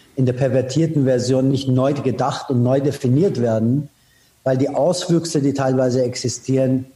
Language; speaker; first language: German; non-native, fluent; Persian